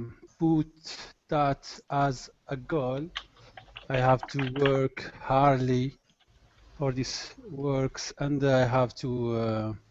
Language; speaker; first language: English; non-native, learner; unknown